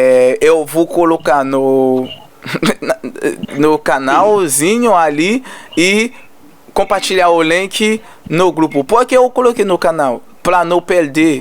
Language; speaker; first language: Portuguese; non-native, learner; Haitian Creole